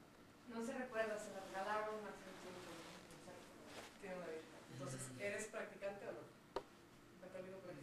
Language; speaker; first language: Spanish; native; Spanish